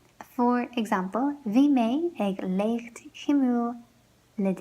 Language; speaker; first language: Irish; non-native, local second language; English